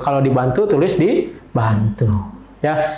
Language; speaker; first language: Indonesian; native; Indonesian